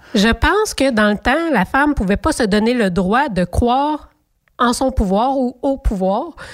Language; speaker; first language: French; native; French